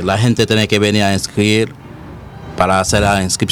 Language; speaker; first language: Spanish; non-native, learner; Haitian Creole